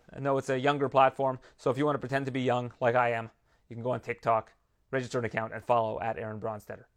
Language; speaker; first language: English; early bilingual, other home language; Lithuanian